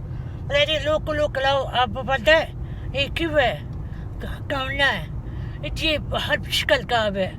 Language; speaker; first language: Hindi; non-native, learner; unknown